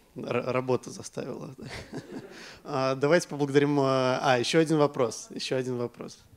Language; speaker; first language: Russian; native; Russian